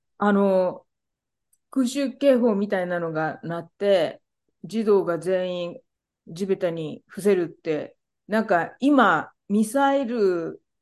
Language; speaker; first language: Japanese; native; Japanese